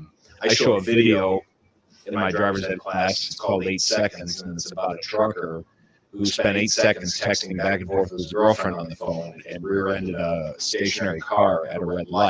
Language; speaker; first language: English; native; English